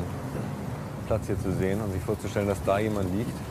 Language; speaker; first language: German; native; German